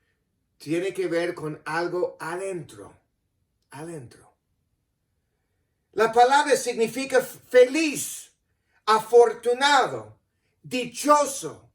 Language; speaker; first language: Spanish; non-native, fluent; English